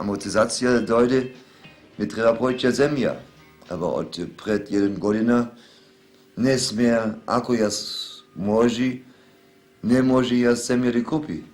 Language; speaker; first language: Macedonian; non-native, learner; German